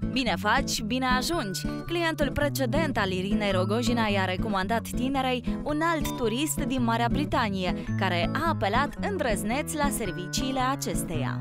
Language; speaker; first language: Romanian; native; Romanian